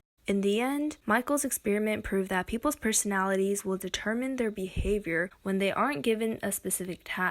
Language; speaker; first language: English; native; English